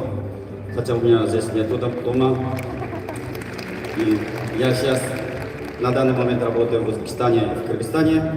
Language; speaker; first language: Russian; non-native, fluent; Korean